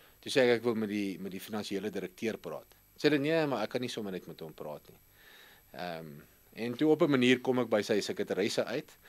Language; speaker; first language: Afrikaans; native; Afrikaans